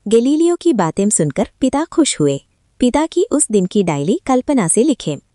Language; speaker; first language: Hindi; non-native, local second language; Malayalam